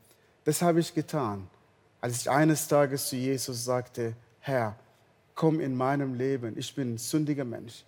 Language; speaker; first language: German; non-native, fluent; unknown